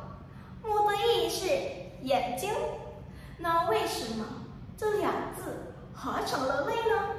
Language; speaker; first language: Chinese; non-native, learner; Indonesian